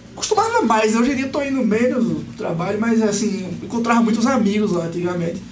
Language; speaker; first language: Portuguese; native; Portuguese